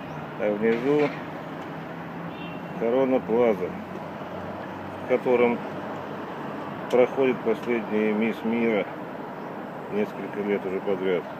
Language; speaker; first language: Russian; native; Russian